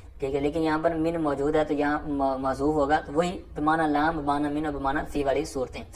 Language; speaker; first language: Urdu; non-native, local second language; Punjabi